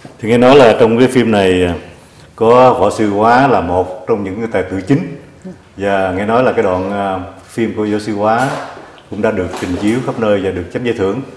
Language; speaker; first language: Vietnamese; native; Vietnamese